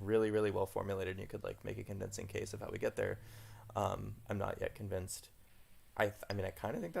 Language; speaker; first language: English; native; English